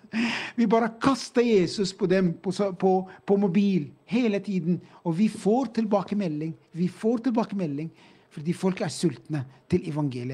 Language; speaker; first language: Norwegian; non-native, fluent; Arabic